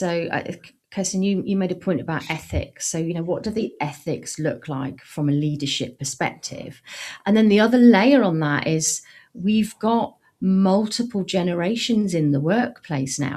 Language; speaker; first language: English; native; English